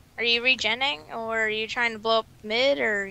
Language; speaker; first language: English; native; English